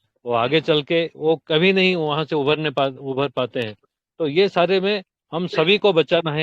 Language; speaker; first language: Hindi; non-native, local second language; Odia